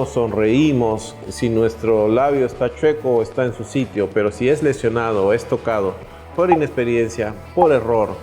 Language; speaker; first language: Spanish; native; Spanish